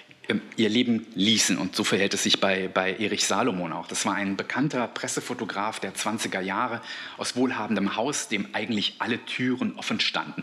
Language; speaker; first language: German; native; German